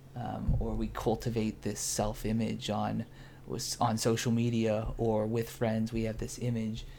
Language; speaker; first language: English; native; English